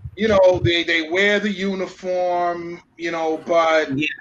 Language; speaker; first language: English; early bilingual, other home language; Spanish